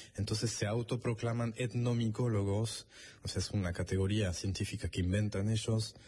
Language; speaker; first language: Spanish; non-native, fluent; French